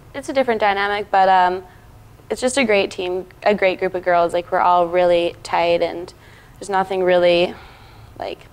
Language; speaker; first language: English; native; English